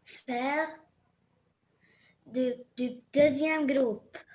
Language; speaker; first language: French; non-native, learner; Arabic